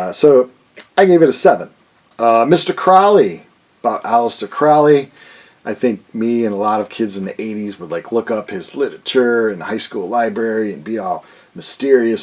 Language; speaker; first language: English; native; English